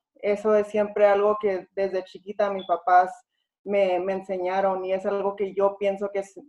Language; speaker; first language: Spanish; early bilingual, other home language; English